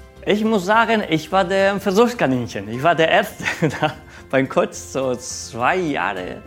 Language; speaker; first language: German; non-native, learner; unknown